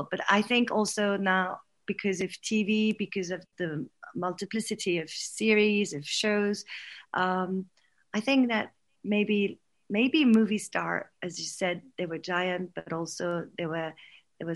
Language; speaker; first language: English; non-native, fluent; French